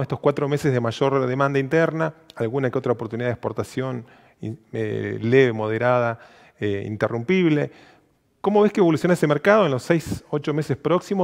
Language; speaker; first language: Spanish; native; Spanish